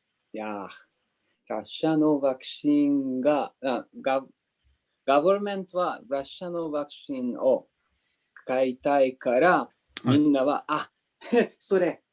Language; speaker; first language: Japanese; non-native, learner; Hungarian